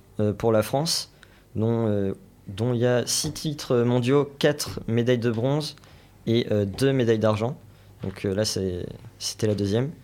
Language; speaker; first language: French; native; French